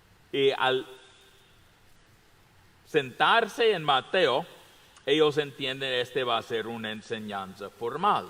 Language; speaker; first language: Spanish; non-native, fluent; English